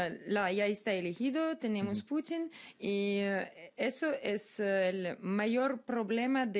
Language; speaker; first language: Spanish; non-native, fluent; Russian